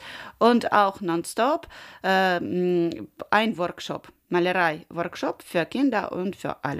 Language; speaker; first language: German; non-native, learner; Ukrainian